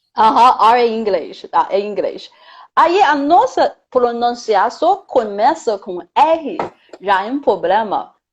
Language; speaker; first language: Portuguese; non-native, fluent; Chinese